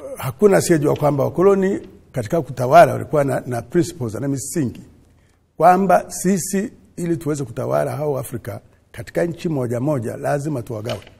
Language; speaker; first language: Swahili; non-native, fluent; Kinyarwanda